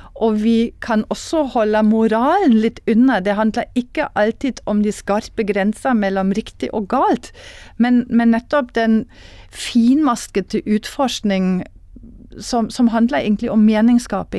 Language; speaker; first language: Norwegian; non-native, fluent; German